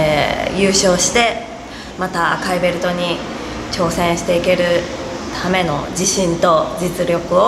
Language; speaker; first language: Japanese; native; Japanese